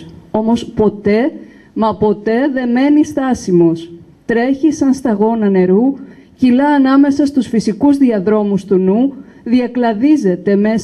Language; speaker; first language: Greek; native; Greek